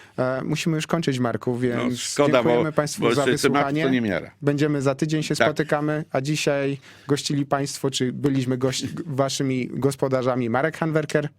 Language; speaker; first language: Polish; native; Polish